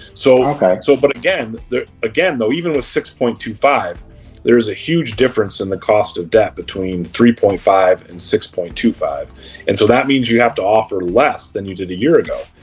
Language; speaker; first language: English; native; English